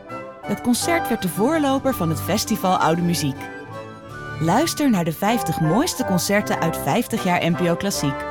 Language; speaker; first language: Dutch; native; Dutch